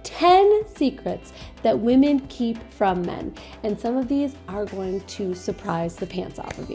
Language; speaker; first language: English; native; English